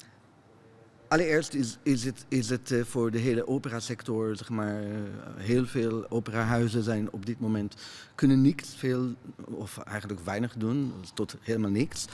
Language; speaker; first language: Dutch; non-native, fluent; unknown